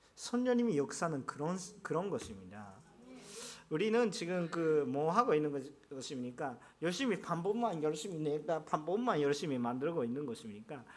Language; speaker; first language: Korean; non-native, fluent; Japanese